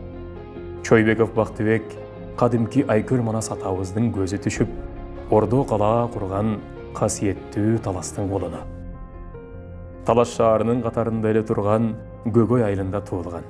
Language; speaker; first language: Kyrgyz; native; Kyrgyz